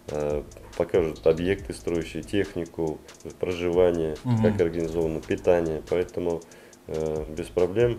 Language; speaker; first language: Russian; native; Russian